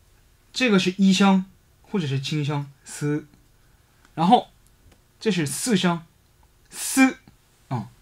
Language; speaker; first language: Chinese; non-native, fluent; Korean